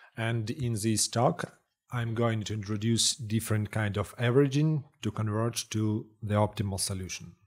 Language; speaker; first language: English; non-native, fluent; Russian